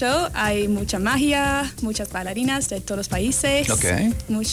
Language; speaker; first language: Spanish; non-native, learner; English